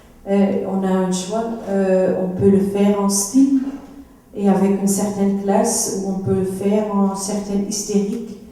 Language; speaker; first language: French; non-native, local second language; Dutch